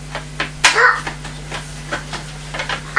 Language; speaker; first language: Japanese; native; Japanese